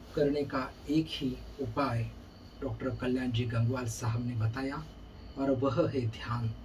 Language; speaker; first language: Hindi; non-native, local second language; Marathi